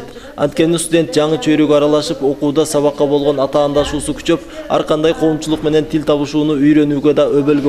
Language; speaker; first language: Kyrgyz; native; Kyrgyz